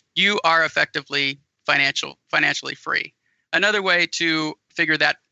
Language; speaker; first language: English; native; English